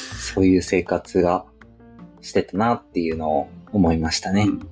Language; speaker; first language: Japanese; native; Japanese